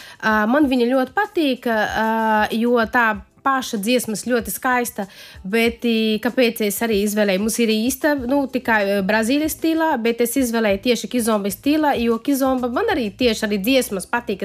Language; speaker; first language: Latvian; non-native, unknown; Portuguese